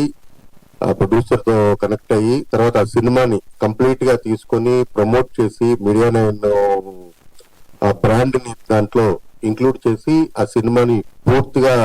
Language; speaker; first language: Telugu; native; Telugu